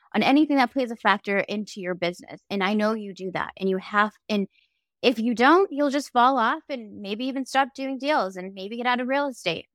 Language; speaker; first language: English; native; English